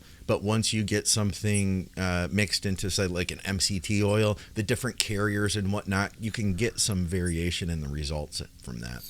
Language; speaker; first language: English; native; English